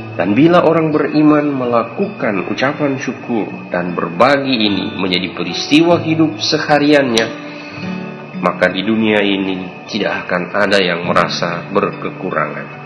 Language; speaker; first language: Indonesian; native; Indonesian